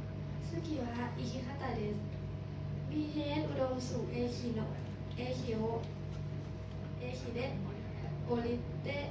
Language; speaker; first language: Japanese; non-native, learner; Thai